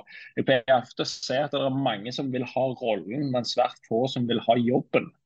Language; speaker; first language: Norwegian; native; Norwegian